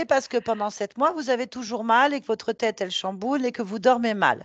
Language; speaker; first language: French; native; French